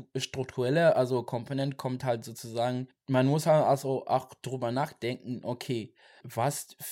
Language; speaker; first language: German; non-native, learner; Xhosa